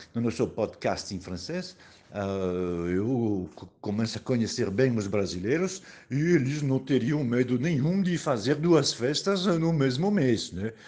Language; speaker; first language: Portuguese; non-native, fluent; French